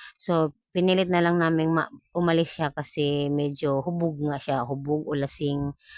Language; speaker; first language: Filipino; non-native, local second language; Cebuano